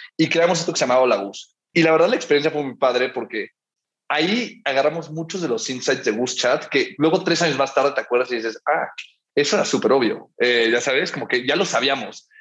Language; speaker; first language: Spanish; early bilingual, heritage; Spanish